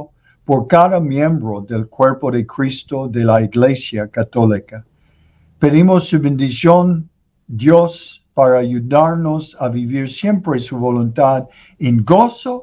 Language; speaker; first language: Spanish; non-native, learner; English